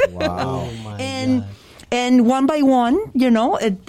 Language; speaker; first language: English; non-native, fluent; Spanish